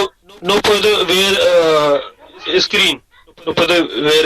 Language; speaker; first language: Spanish; non-native, learner; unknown